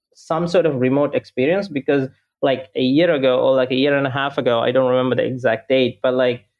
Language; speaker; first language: English; non-native, local second language; Sinhala